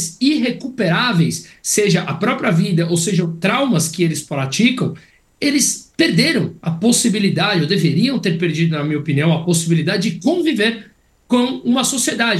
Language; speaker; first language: Portuguese; native; Portuguese